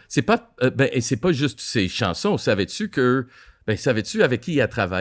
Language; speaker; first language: French; non-native, local second language; English